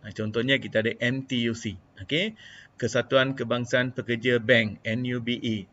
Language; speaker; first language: Malay; non-native, local second language; Tamil